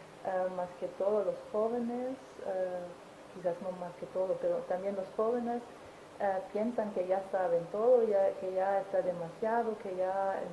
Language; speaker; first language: Spanish; non-native, fluent; German